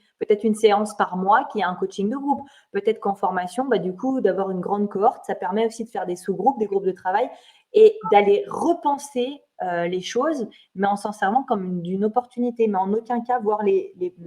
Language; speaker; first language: French; native; French